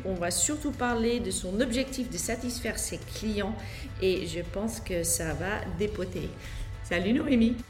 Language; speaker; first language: French; non-native, fluent; Dutch